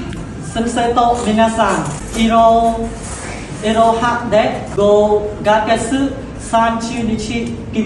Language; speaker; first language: Japanese; non-native, learner; Khmer